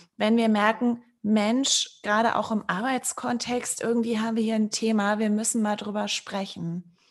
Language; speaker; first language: German; native; German